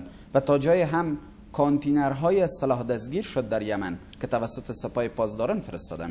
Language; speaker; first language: Persian; native; Persian